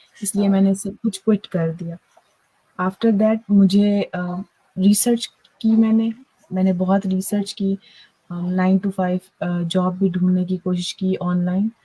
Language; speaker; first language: Urdu; native; Urdu